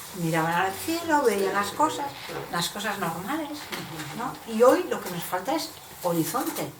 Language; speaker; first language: Spanish; non-native, local second language; Basque